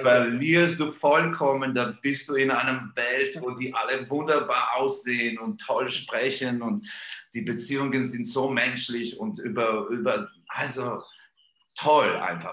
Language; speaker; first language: German; non-native, fluent; Georgian